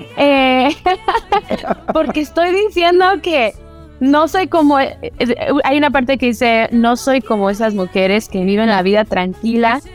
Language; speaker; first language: Spanish; early bilingual, heritage; Spanish